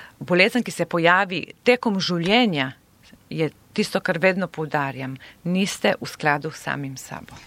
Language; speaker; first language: Slovenian; non-native, local second language; Serbian